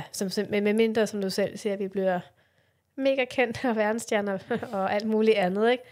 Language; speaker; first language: Danish; native; Danish